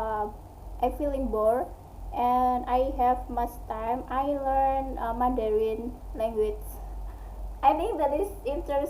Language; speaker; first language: English; non-native, learner; Indonesian